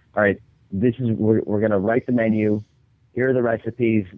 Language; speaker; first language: English; native; English